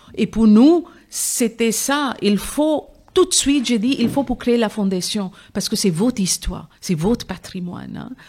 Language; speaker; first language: French; non-native, fluent; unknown